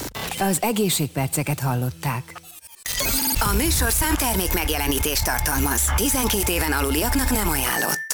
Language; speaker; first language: Hungarian; native; Hungarian